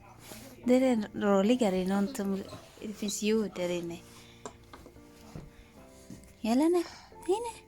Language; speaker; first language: Swedish; non-native, learner; Filipino